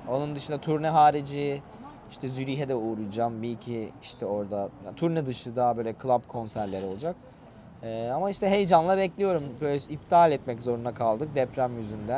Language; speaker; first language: Turkish; native; Turkish